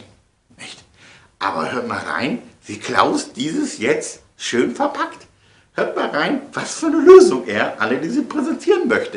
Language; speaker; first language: German; native; German